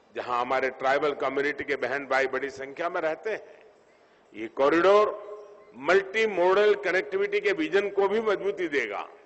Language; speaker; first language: Hindi; non-native, local second language; Gujarati